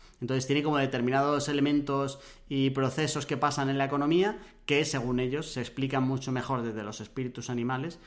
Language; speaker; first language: Spanish; native; Spanish